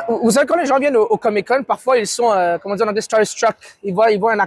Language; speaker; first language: French; native; French